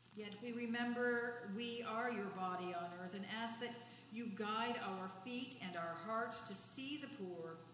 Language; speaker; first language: English; native; English